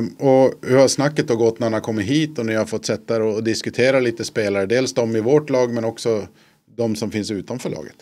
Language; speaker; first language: Swedish; native; Swedish